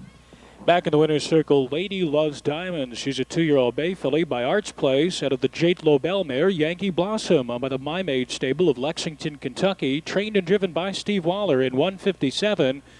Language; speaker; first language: English; native; English